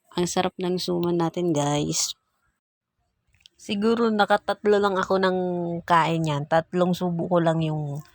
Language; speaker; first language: Filipino; non-native, local second language; Bikol